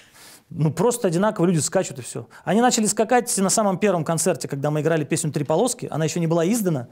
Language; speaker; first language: Russian; native; Russian